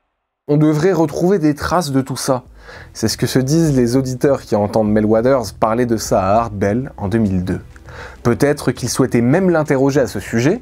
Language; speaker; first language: French; native; French